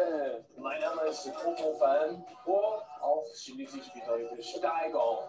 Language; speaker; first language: German; non-native, learner; Chinese